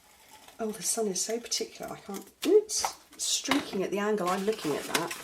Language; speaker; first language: English; native; English